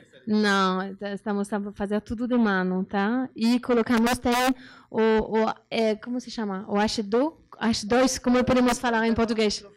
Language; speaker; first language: Portuguese; non-native, learner; French